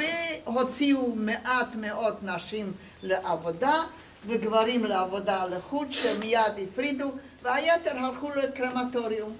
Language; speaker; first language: Hebrew; non-native, fluent; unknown